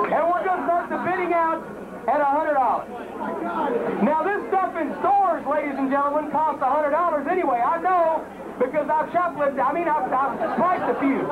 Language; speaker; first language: English; native; English